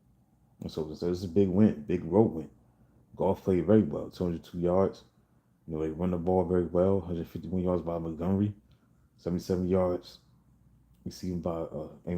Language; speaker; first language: English; native; English